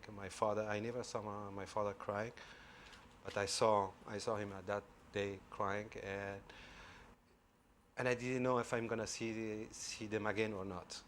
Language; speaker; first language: English; non-native, fluent; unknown